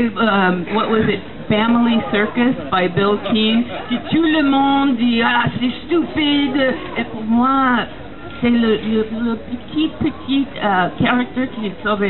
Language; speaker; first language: French; non-native, learner; English